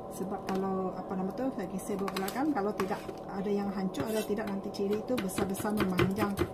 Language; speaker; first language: Malay; non-native, local second language; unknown